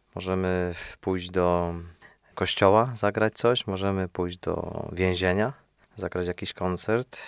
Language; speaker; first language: Polish; native; Polish